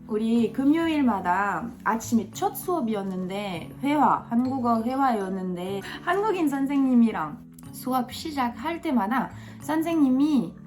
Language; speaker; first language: Korean; non-native, fluent; French